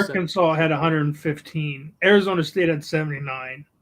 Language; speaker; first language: English; native; English